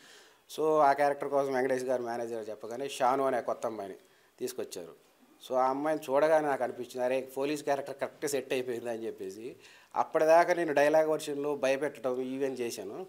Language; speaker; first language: Telugu; native; Telugu